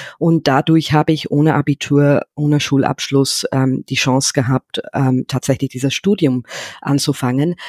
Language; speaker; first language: German; non-native, fluent; English